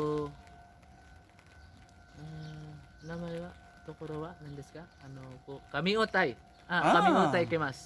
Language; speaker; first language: Japanese; non-native, learner; Cebuano